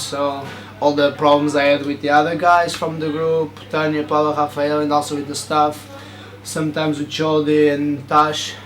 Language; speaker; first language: English; non-native, learner; Portuguese